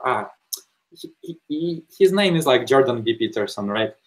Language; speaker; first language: English; non-native, fluent; Ukrainian